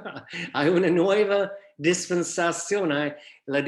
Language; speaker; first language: Spanish; non-native, fluent; English